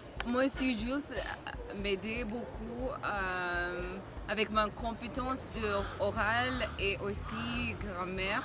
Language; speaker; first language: French; non-native, learner; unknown